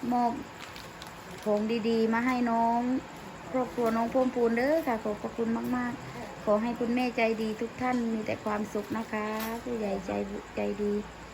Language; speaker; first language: Thai; native; Thai